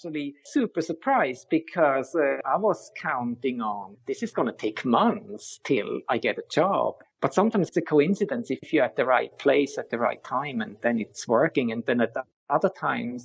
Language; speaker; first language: English; non-native, fluent; Swiss German